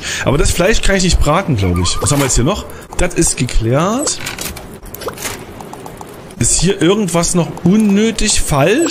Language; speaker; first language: German; native; German